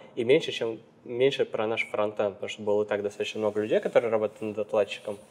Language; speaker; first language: Russian; native; Russian